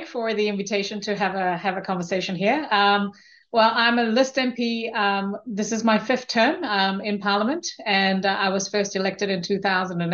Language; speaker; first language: English; non-native, local second language; Korean